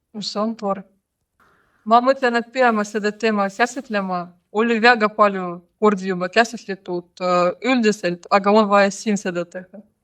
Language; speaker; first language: Estonian; non-native, local second language; Russian